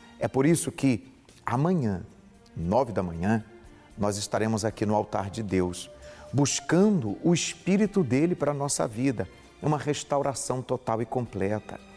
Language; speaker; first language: Portuguese; native; Portuguese